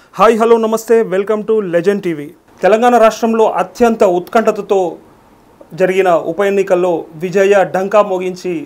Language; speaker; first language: Telugu; native; Telugu